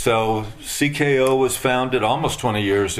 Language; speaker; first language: English; native; English